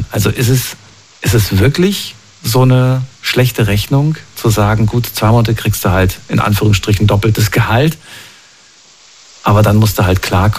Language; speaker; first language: German; native; German